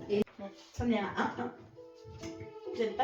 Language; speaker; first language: French; native; French